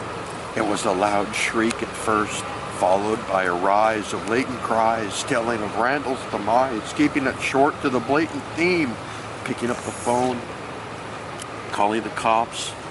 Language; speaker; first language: English; native; English